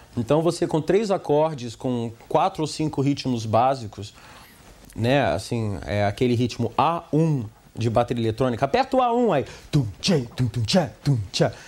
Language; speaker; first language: Portuguese; early bilingual, other home language; English